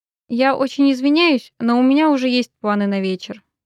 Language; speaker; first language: Russian; native; Russian